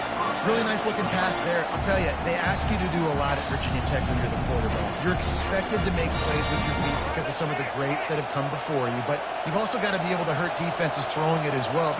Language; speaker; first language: English; native; English